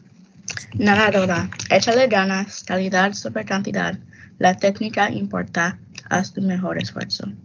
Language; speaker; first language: Spanish; early bilingual, heritage; Spanish